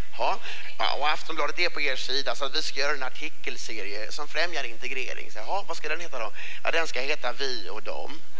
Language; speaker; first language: Swedish; early bilingual, other home language; Persian